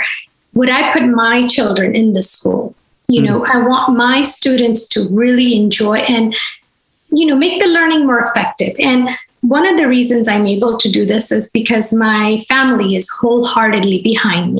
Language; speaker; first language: English; non-native, local second language; Gujarati